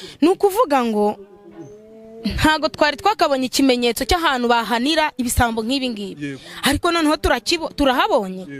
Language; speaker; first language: Kinyarwanda; native; Kinyarwanda